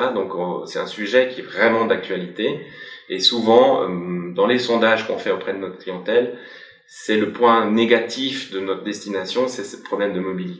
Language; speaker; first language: French; native; French